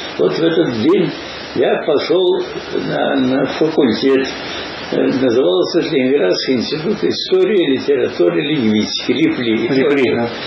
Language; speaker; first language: Russian; native; Russian